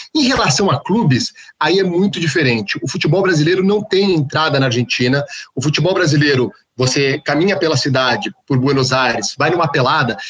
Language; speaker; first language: Portuguese; native; Portuguese